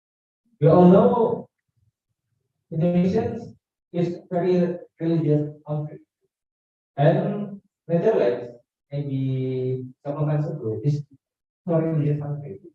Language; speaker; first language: English; non-native, learner; Indonesian